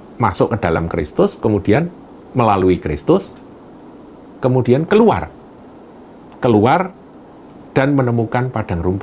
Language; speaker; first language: Indonesian; native; Indonesian